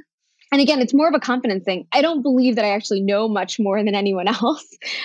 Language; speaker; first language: English; early bilingual, other home language; Bangla